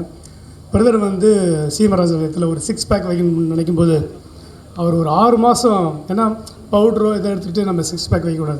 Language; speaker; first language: Tamil; native; Tamil